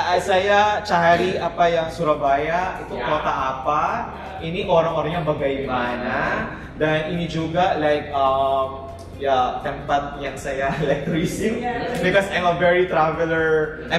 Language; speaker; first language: Indonesian; non-native, learner; Filipino